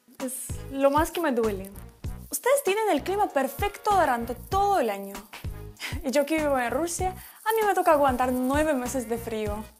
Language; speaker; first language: Spanish; non-native, fluent; Russian